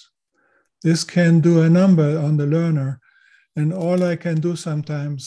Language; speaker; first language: English; non-native, fluent; German